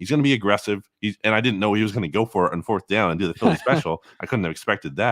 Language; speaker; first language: English; native; English